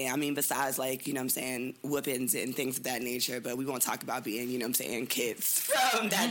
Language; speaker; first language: English; native; English